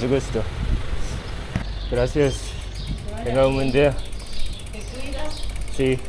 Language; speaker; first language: Spanish; non-native, learner; Korean